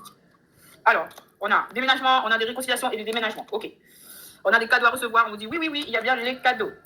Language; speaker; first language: French; native; French